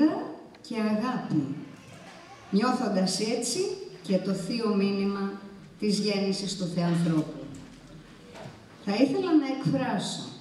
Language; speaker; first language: Greek; native; Greek